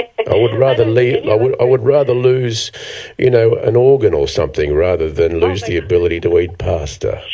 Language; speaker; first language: English; early bilingual, other home language; Italian